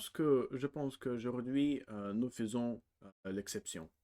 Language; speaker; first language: French; non-native, learner; Russian